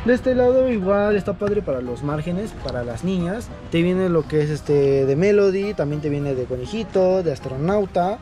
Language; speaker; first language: Spanish; native; Spanish